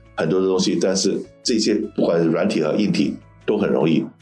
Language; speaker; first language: Chinese; native; Chinese